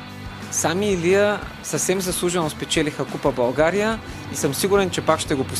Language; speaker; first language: Bulgarian; native; Bulgarian